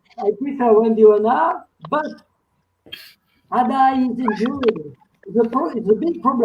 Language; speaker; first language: English; non-native, learner; French